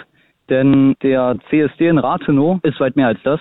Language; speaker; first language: German; native; German